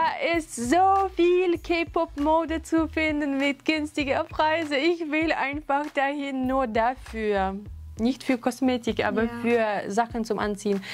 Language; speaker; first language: German; non-native, fluent; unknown